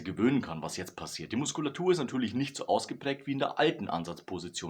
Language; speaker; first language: German; native; German